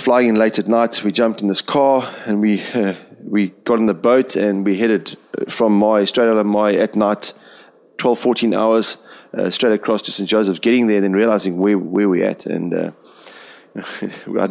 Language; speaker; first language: English; native; English